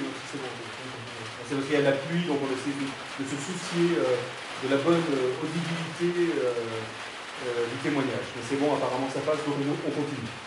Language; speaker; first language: French; native; French